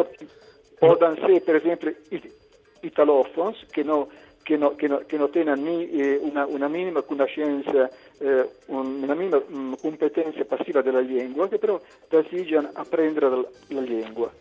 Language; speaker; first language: Catalan; non-native, local second language; Italian